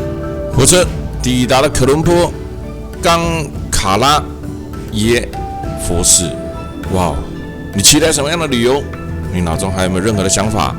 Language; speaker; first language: Chinese; native; Chinese